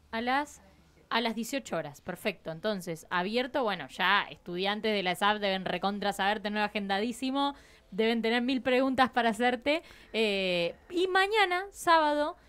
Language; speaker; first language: Spanish; native; Spanish